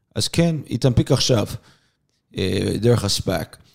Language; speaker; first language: Hebrew; non-native, fluent; English